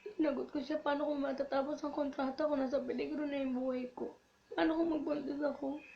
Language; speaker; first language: Filipino; native; Filipino